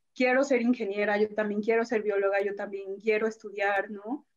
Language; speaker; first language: Spanish; native; Spanish